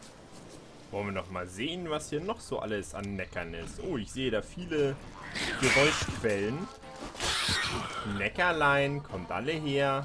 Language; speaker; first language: German; native; German